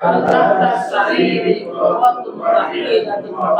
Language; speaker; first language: Arabic; non-native, learner; Indonesian